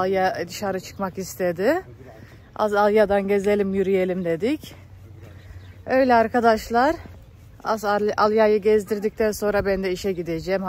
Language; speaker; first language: Turkish; early bilingual, heritage; Turkish